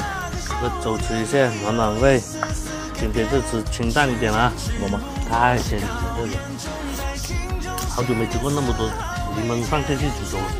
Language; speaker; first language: Chinese; native; Chinese